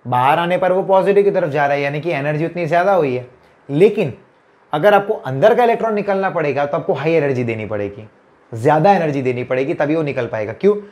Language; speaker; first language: Hindi; non-native, local second language; Gujarati